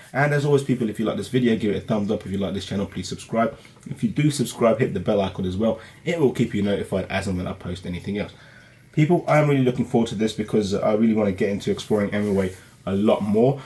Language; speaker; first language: English; early bilingual, other home language; Urdu